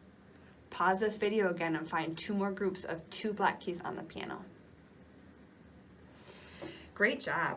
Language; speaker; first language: English; native; English